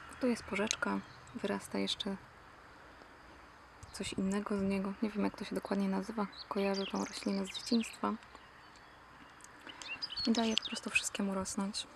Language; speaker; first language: Polish; native; Polish